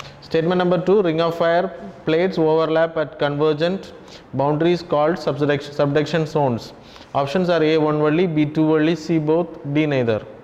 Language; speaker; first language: English; non-native, local second language; Tamil